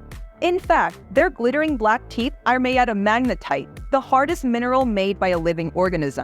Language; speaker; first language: English; native; English